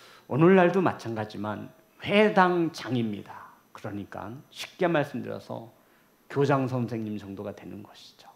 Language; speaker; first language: Korean; native; Korean